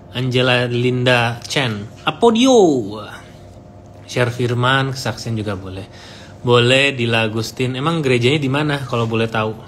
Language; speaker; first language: Indonesian; native; Indonesian